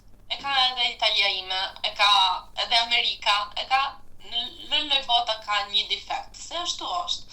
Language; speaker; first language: Albanian; non-native, fluent; Italian